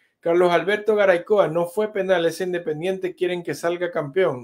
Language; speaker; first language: Spanish; native; Spanish